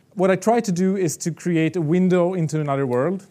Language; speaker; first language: English; non-native, fluent; Swedish